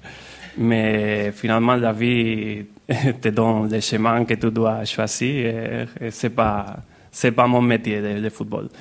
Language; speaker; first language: French; non-native, learner; Spanish